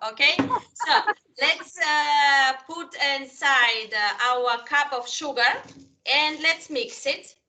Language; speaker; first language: English; non-native, fluent; Spanish